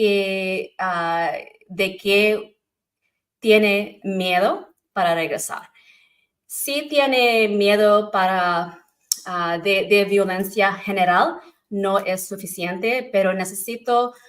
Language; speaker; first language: Spanish; non-native, learner; English